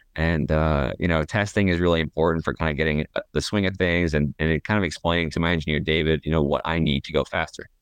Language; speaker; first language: English; native; English